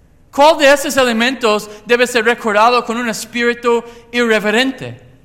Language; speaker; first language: Spanish; non-native, learner; English